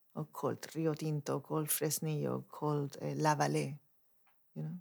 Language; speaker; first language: English; non-native, fluent; Spanish